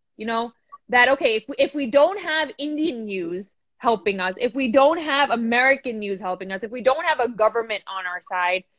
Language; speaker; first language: English; early bilingual, other home language; Punjabi